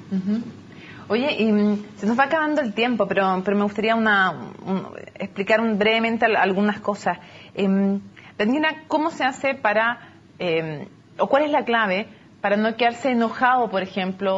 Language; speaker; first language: Spanish; native; Spanish